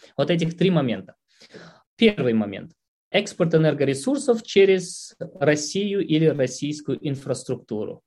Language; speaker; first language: Russian; non-native, local second language; Tajik